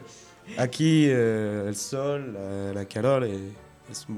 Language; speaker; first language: Spanish; non-native, learner; French